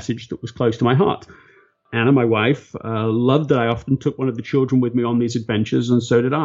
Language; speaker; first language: English; native; English